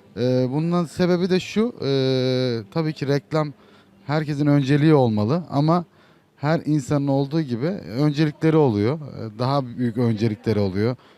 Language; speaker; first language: Turkish; native; Turkish